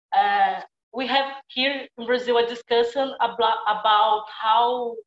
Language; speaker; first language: English; non-native, fluent; Portuguese